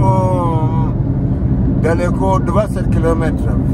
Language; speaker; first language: Russian; non-native, learner; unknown